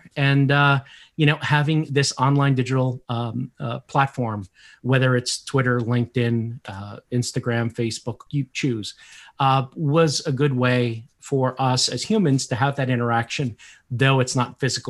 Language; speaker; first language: English; early bilingual, other home language; Portuguese